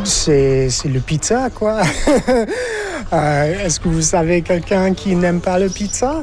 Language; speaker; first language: French; non-native, fluent; English